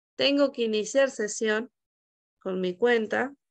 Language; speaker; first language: Spanish; native; Spanish